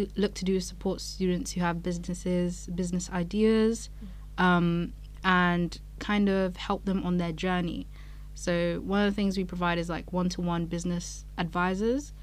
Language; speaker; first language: English; non-native, local second language; Yoruba